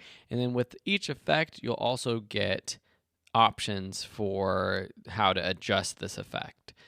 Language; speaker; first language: English; native; English